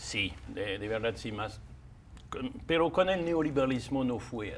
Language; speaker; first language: Spanish; non-native, fluent; French